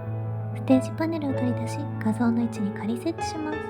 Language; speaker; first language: Japanese; native; Japanese